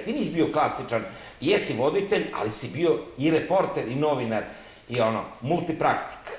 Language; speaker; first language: Serbian; native; Serbian